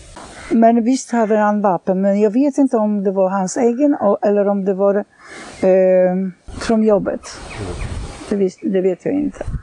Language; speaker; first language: Swedish; non-native, fluent; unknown